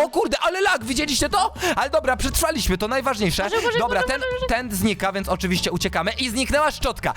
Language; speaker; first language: Polish; native; Polish